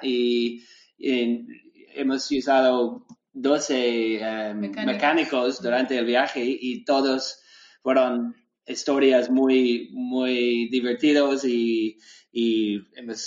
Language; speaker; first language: Spanish; non-native, learner; English